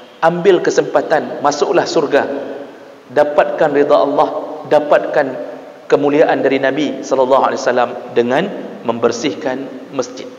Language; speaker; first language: Malay; non-native, local second language; Achinese